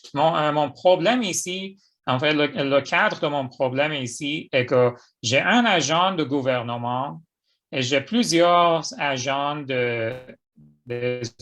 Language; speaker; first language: French; non-native, fluent; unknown